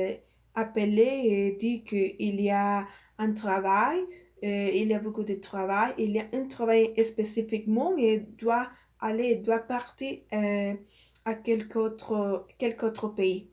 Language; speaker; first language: French; non-native, learner; Spanish